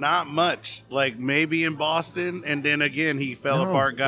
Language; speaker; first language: English; native; English